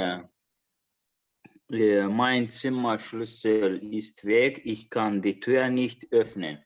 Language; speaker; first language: German; non-native, learner; Azerbaijani